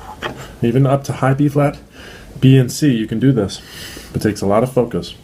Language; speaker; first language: English; native; English